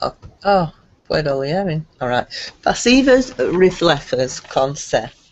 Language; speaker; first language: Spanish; non-native, learner; English